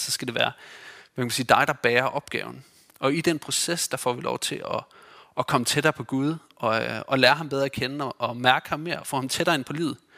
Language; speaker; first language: Danish; native; Danish